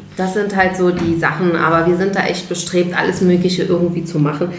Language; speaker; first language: German; native; German